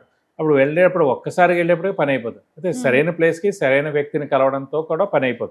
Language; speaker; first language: Telugu; native; Telugu